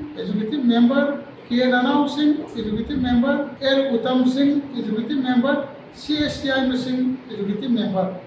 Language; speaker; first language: Manipuri; native; Manipuri